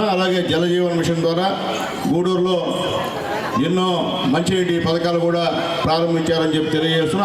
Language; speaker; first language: Telugu; native; Telugu